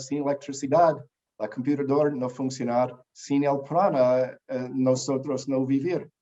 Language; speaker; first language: Spanish; non-native, learner; English